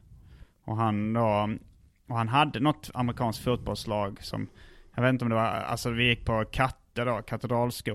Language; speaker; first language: Swedish; native; Swedish